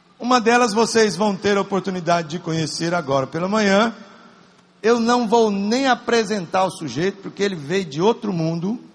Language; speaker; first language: Portuguese; native; Portuguese